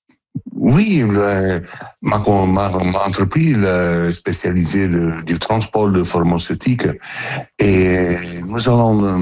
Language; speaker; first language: French; non-native, learner; Italian